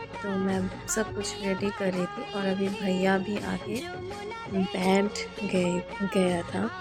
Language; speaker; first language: Hindi; non-native, local second language; Bangla